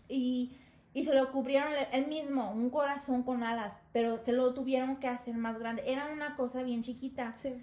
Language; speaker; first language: Spanish; early bilingual, heritage; Spanish